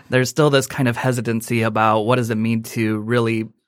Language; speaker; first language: English; native; English